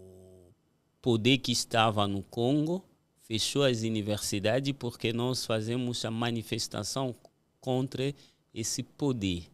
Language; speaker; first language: Portuguese; non-native, fluent; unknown